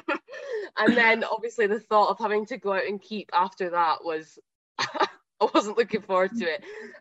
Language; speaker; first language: English; native; English